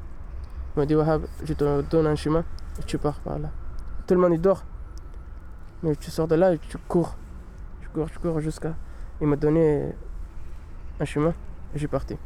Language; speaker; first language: French; non-native, learner; Pashto